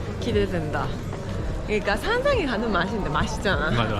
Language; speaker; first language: Korean; non-native, fluent; Japanese